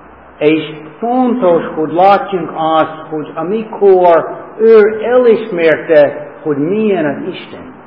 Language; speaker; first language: Hungarian; non-native, fluent; English